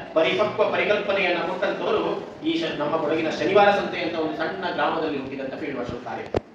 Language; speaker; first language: Kannada; non-native, local second language; Kodava